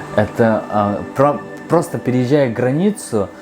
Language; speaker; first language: Russian; non-native, local second language; Tajik